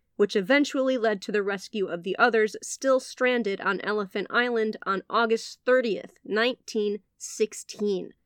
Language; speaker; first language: English; native; English